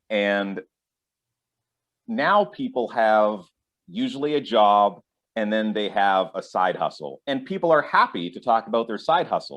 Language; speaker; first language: English; native; English